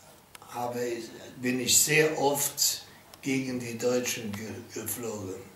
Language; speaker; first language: German; non-native, learner; English